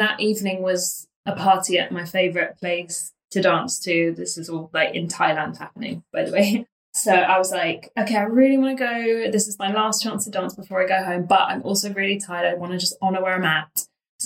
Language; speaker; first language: English; native; English